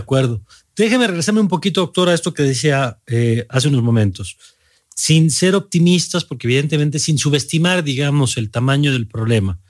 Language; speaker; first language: Spanish; native; Spanish